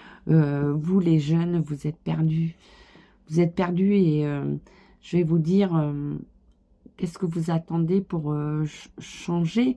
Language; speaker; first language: French; native; French